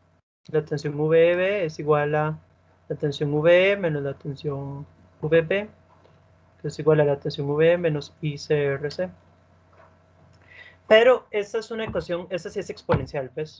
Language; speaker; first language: Spanish; native; Spanish